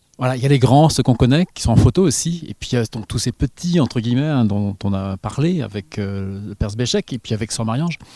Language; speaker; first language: French; native; French